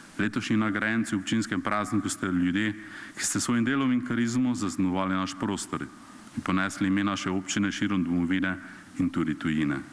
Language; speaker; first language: Slovenian; native; Slovenian